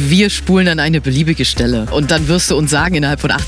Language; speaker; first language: German; native; German